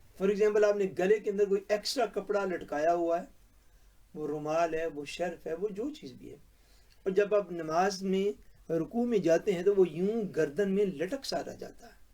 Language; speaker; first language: Urdu; non-native, local second language; Punjabi